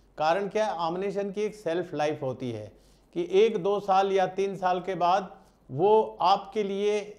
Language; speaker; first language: Hindi; non-native, local second language; Gujarati